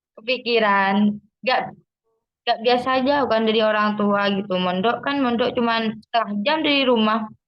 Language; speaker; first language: Indonesian; non-native, local second language; Madurese